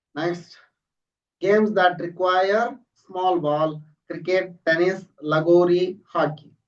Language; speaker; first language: English; non-native, local second language; Kannada